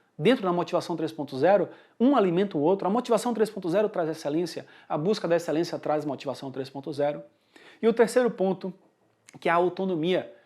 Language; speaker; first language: Portuguese; early bilingual, heritage; Portuguese